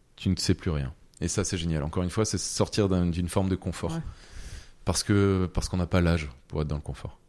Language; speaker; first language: French; native; French